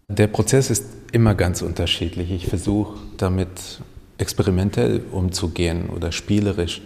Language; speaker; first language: German; non-native, fluent; Hungarian